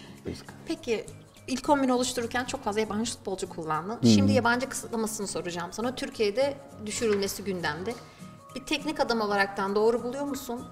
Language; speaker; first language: Turkish; native; Turkish